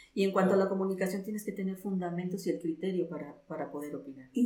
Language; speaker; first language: Spanish; native; Spanish